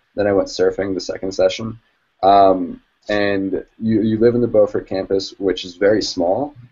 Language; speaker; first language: English; native; English